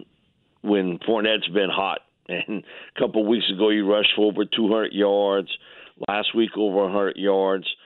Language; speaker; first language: English; native; English